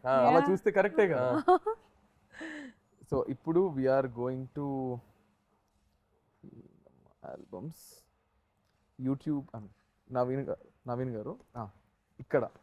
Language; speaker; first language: Telugu; native; Telugu